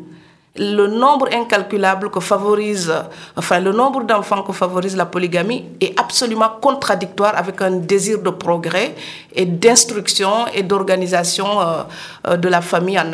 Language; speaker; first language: French; non-native, local second language; Serer